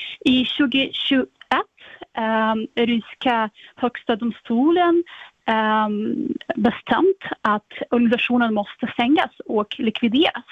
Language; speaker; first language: Swedish; non-native, fluent; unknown